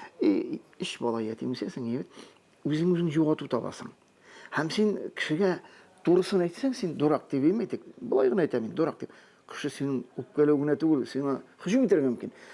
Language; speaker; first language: Tatar; native; Tatar